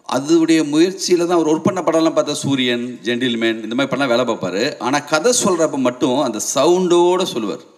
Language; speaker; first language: Tamil; native; Tamil